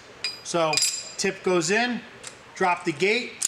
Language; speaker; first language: English; native; English